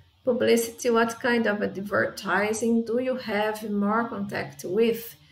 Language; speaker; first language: English; non-native, fluent; Portuguese